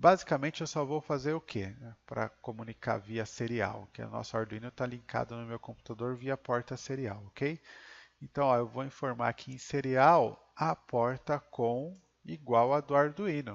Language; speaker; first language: Portuguese; native; Portuguese